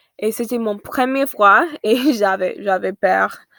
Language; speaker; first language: French; non-native, learner; English